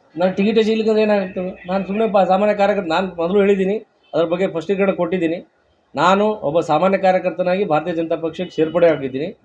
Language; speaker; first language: Kannada; non-native, local second language; Lambadi